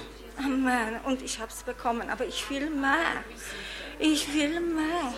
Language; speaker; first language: German; non-native, learner; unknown